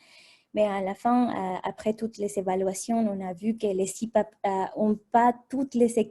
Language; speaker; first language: French; non-native, fluent; Spanish